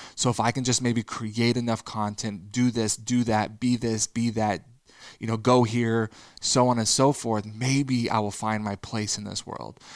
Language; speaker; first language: English; native; English